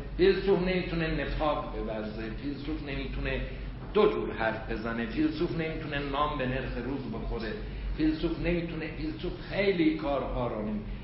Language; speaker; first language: Persian; non-native, local second language; Azerbaijani